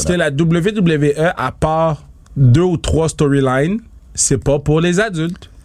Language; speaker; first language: French; native; French